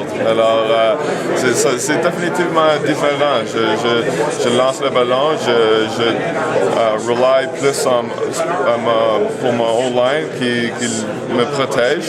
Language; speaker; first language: French; non-native, local second language; English